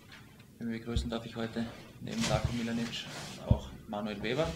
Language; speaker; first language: German; native; German